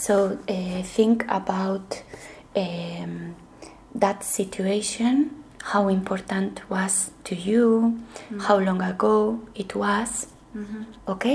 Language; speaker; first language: English; non-native, fluent; Spanish